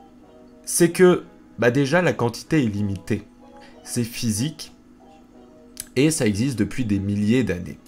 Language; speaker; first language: French; native; French